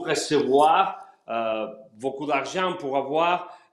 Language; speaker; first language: French; non-native, fluent; Spanish